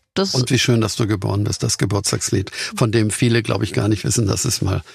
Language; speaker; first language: German; native; German